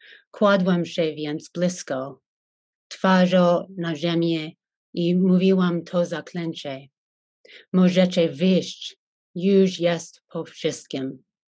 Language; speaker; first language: Polish; non-native, fluent; English